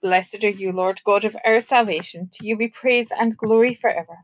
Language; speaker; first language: English; native; English